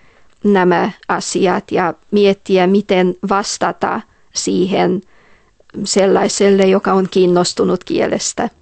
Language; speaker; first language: Finnish; non-native, fluent; Hungarian